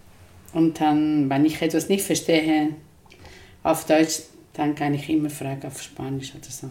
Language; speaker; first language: German; non-native, learner; Spanish